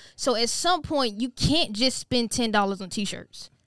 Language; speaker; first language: English; native; English